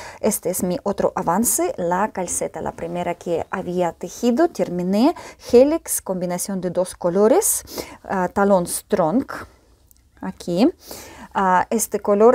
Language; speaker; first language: Spanish; non-native, fluent; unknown